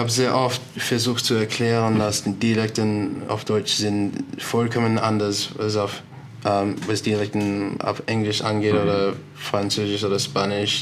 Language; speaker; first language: German; non-native, learner; English